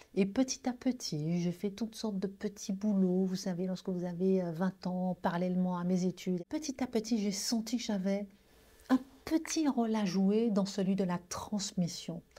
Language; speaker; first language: French; non-native, local second language; Guadeloupean Creole French